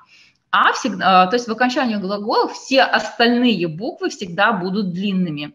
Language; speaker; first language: Russian; native; Russian